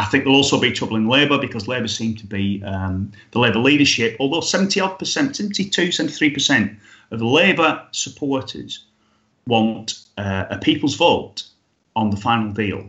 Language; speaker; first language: English; native; English